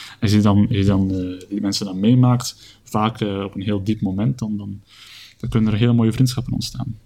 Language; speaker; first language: Dutch; native; Dutch